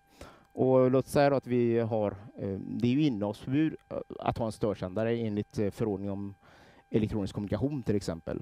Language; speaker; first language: Swedish; native; Swedish